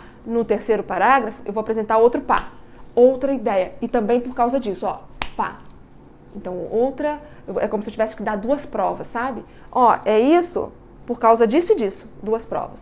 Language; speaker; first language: Portuguese; native; Portuguese